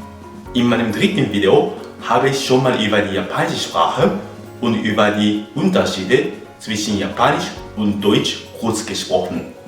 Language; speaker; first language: German; non-native, fluent; Japanese